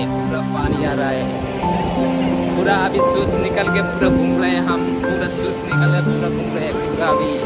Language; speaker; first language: Hindi; non-native, local second language; Assamese